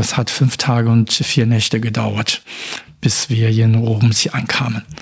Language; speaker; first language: German; non-native, fluent; Chinese